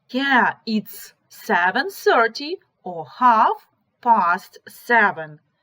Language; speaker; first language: English; non-native, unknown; Ukrainian